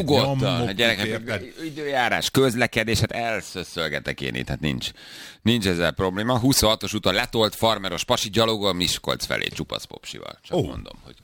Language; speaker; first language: Hungarian; native; Hungarian